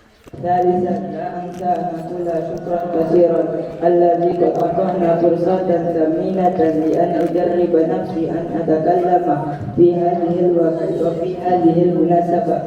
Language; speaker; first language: Arabic; non-native, learner; Indonesian